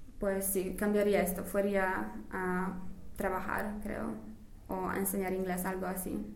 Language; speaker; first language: Spanish; non-native, fluent; English